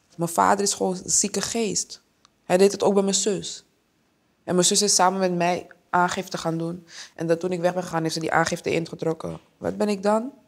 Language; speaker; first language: Dutch; early bilingual, other home language; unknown